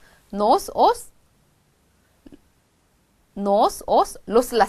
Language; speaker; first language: Spanish; non-native, fluent; Korean